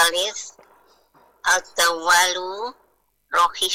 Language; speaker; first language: Arabic; non-native, learner; Indonesian